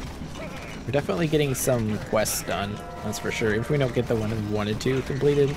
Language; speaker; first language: English; native; English